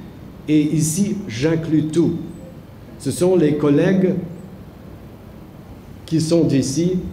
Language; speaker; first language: French; non-native, fluent; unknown